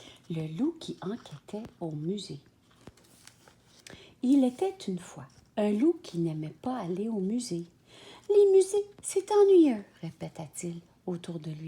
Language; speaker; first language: French; native; French